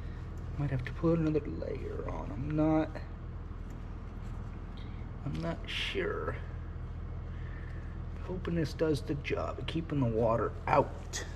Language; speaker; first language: English; native; English